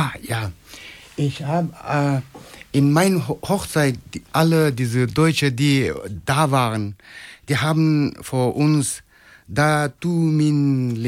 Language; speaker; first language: German; non-native, learner; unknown